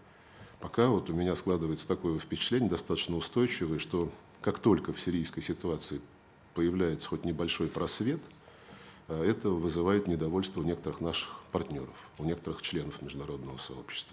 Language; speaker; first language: Russian; native; Russian